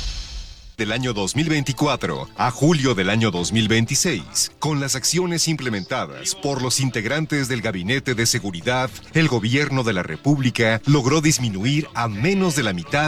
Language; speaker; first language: Spanish; native; Spanish